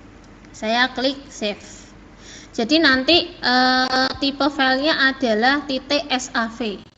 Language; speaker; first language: Indonesian; native; Indonesian